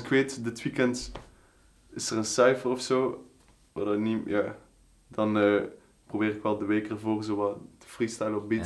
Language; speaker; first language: Dutch; native; Dutch